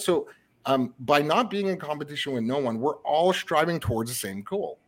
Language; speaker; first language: English; early bilingual, other home language; French